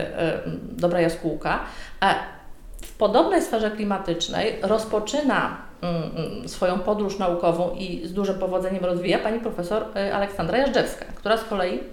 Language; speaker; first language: Polish; native; Polish